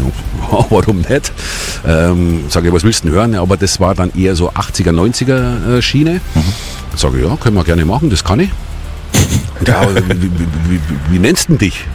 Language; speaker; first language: German; native; German